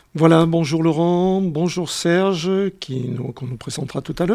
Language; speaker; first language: French; native; French